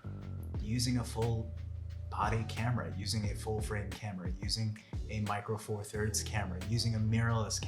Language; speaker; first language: English; native; English